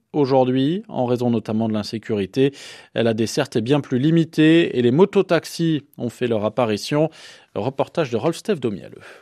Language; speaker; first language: French; native; French